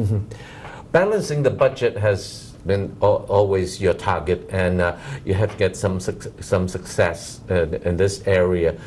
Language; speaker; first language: English; non-native, local second language; Cantonese